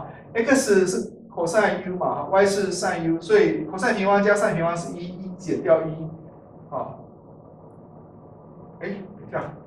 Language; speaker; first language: Chinese; native; Chinese